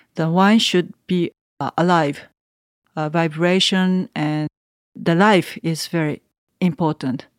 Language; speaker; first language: English; non-native, learner; Japanese